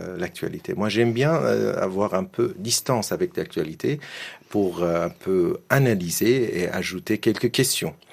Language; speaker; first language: French; non-native, fluent; Persian